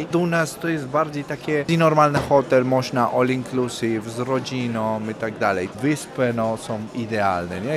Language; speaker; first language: Polish; non-native, fluent; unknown